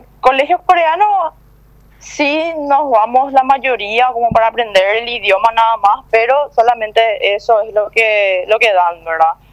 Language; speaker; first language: Spanish; early bilingual, other home language; Korean